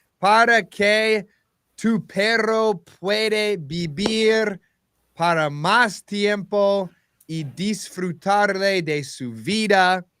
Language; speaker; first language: Spanish; non-native, learner; English